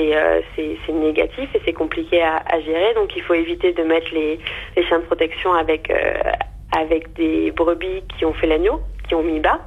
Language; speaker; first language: French; native; French